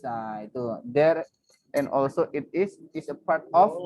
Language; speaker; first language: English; non-native, fluent; Indonesian